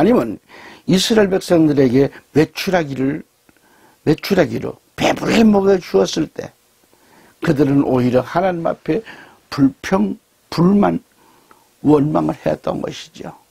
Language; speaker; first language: Korean; native; Korean